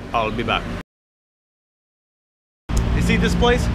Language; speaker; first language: English; native; English